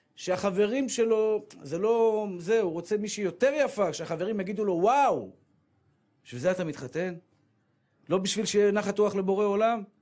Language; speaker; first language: Hebrew; native; Hebrew